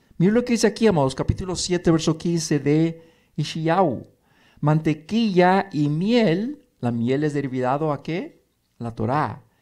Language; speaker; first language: Spanish; early bilingual, heritage; Spanish